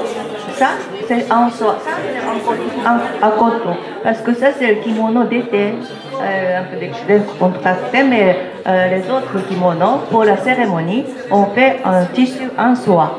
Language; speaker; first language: French; non-native, learner; Japanese